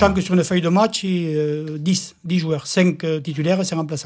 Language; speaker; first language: French; native; French